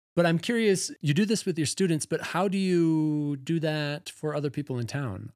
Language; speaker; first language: English; native; English